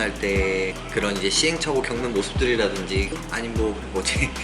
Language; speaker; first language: Korean; native; Korean